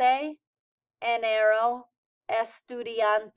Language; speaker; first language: Spanish; non-native, fluent; English